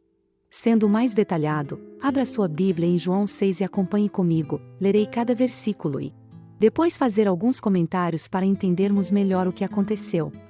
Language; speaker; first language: Portuguese; native; Portuguese